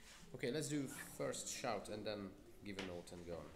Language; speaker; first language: English; non-native, fluent; Hungarian